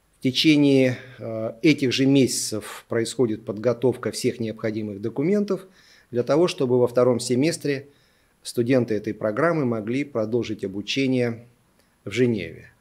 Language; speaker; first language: Russian; native; Russian